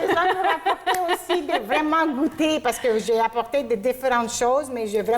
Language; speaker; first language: French; non-native, local second language; Greek